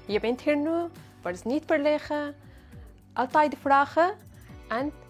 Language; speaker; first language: Dutch; non-native, learner; Arabic